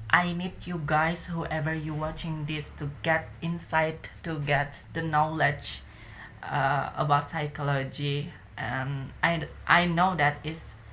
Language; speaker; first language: English; non-native, learner; Indonesian